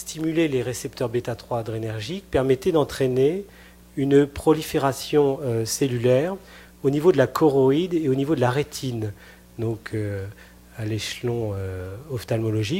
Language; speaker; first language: French; native; French